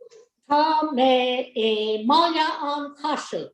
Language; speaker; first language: Irish; non-native, local second language; English